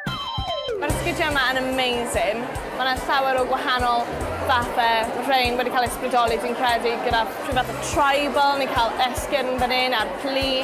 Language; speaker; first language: Welsh; native; Welsh